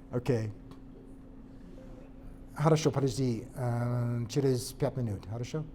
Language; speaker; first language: Russian; non-native, learner; English